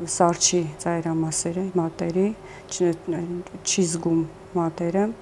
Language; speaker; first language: Armenian; early bilingual, heritage; Armenian